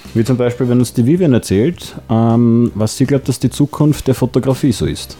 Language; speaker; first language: German; native; German